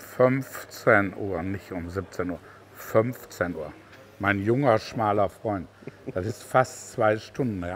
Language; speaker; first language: German; native; German